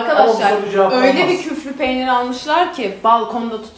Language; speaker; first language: Turkish; native; Turkish